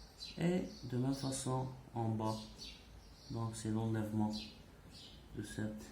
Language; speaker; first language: French; non-native, local second language; Arabic